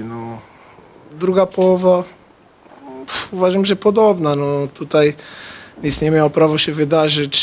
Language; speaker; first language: Polish; non-native, fluent; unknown